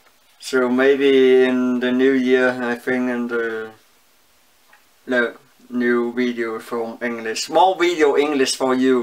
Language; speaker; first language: English; non-native, learner; Danish